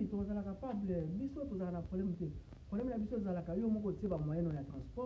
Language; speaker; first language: French; non-native, local second language; Lingala